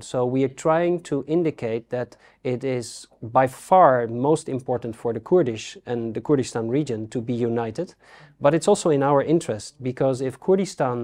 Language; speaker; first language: English; non-native, fluent; Dutch